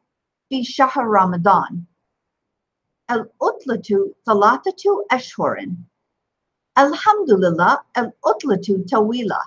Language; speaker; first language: Arabic; non-native, fluent; English